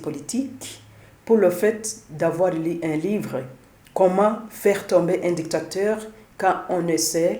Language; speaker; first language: French; non-native, local second language; Kinyarwanda